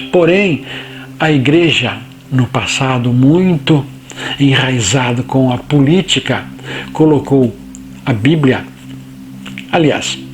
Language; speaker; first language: Portuguese; native; Portuguese